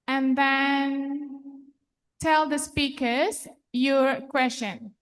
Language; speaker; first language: English; non-native, fluent; Indonesian